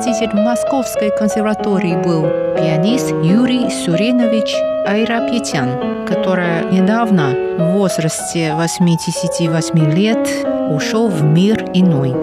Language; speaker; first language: Russian; non-native, fluent; Chinese